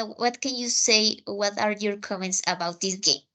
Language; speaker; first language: English; non-native, fluent; Spanish